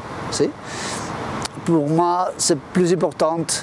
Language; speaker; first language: French; non-native, fluent; Spanish